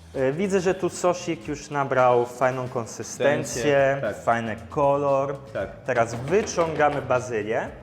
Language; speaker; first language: Polish; early bilingual, heritage; Italian